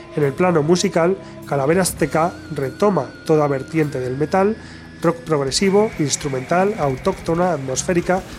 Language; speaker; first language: Spanish; native; Spanish